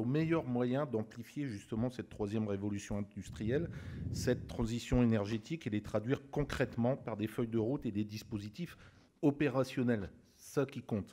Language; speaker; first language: French; native; French